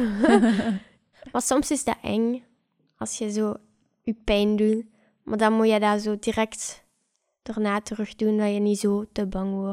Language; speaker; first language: Dutch; native; Dutch